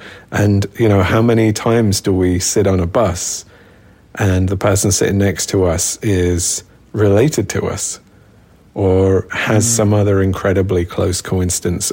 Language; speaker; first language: English; native; English